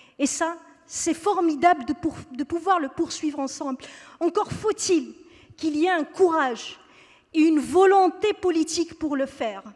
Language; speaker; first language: French; non-native, local second language; Kabyle